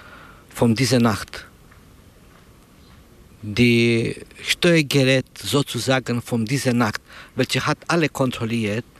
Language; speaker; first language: German; non-native, learner; Romanian